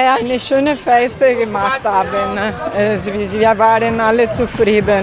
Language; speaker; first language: German; non-native, learner; Italian